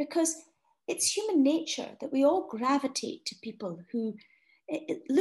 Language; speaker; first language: English; native; English